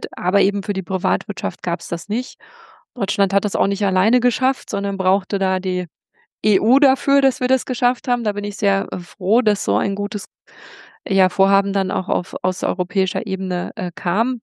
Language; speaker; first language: German; native; German